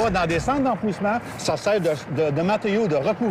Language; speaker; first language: French; native; French